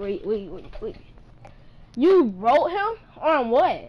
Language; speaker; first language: English; native; English